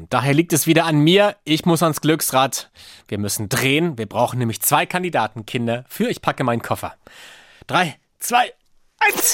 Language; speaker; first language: German; native; German